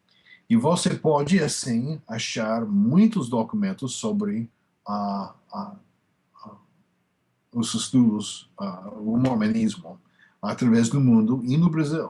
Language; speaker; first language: Portuguese; non-native, fluent; English